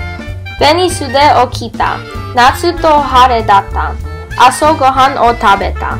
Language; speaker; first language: Japanese; non-native, learner; English